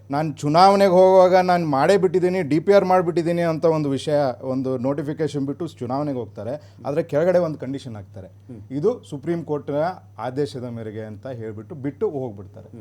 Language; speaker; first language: Kannada; native; Kannada